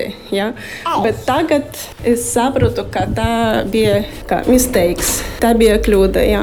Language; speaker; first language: Latvian; non-native, learner; Russian